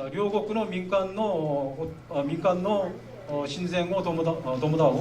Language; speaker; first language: Japanese; non-native, fluent; Korean